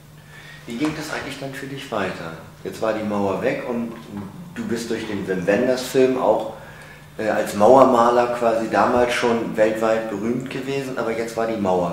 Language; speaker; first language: German; native; German